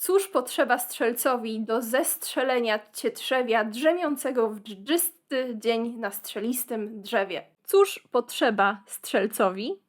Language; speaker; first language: Polish; native; Polish